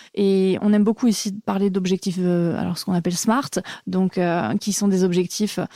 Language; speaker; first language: French; native; French